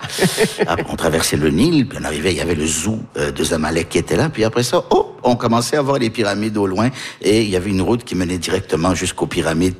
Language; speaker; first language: French; early bilingual, other home language; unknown